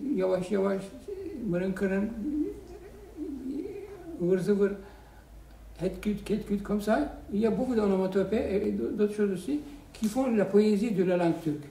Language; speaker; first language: French; non-native, fluent; Turkish